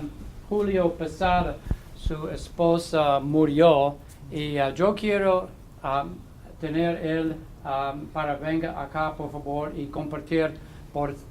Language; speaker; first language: Spanish; non-native, fluent; English